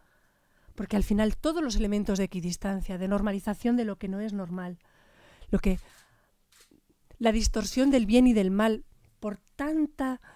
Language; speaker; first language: Spanish; native; Spanish